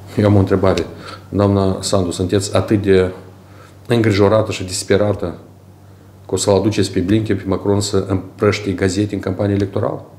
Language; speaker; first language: Romanian; native; Romanian